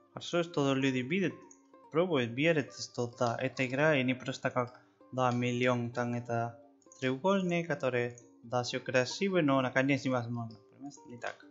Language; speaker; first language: Russian; non-native, learner; Spanish